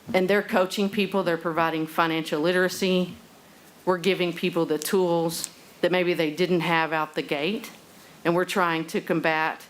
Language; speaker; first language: English; native; English